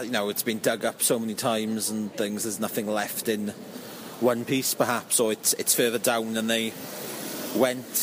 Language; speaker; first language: English; native; English